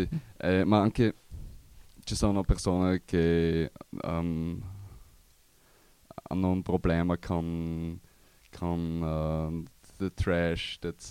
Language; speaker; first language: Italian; non-native, learner; German